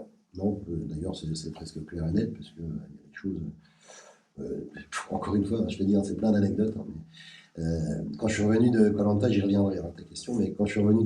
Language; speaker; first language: French; native; French